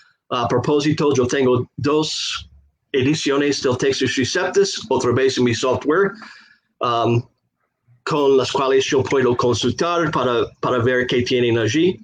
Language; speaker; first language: Spanish; non-native, fluent; English